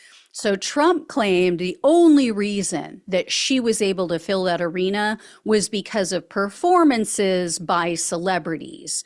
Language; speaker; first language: English; native; English